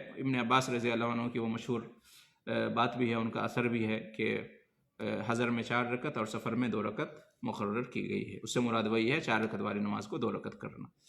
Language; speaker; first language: Urdu; native; Urdu